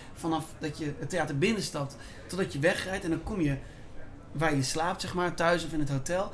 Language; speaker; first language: Dutch; native; Dutch